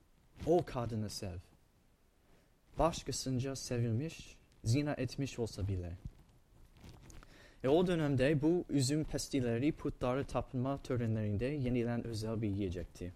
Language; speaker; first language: Turkish; non-native, fluent; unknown